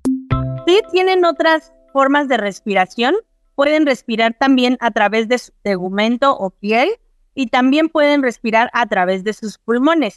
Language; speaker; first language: Spanish; native; Spanish